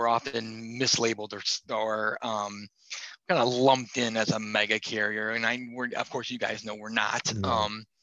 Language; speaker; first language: English; native; English